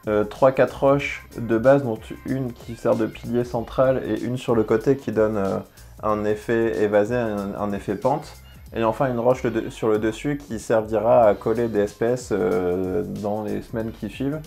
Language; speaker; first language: French; native; French